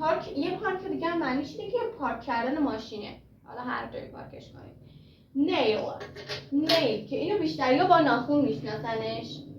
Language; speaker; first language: Persian; native; Persian